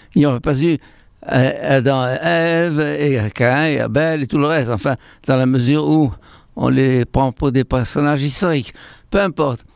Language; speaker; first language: French; non-native, fluent; Arabic